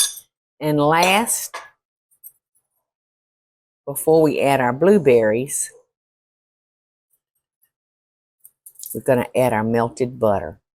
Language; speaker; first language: English; native; English